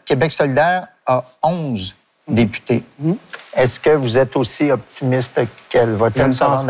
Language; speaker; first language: French; native; French